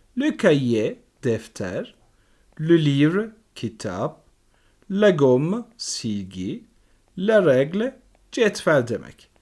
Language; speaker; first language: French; non-native, fluent; Turkish